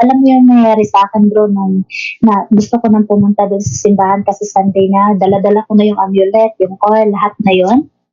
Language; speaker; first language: Filipino; non-native, local second language; Cebuano